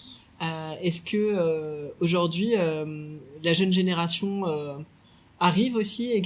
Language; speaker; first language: French; native; French